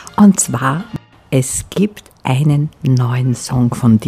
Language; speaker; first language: German; native; German